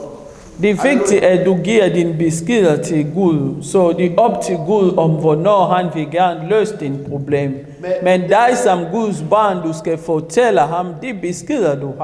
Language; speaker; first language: Danish; non-native, fluent; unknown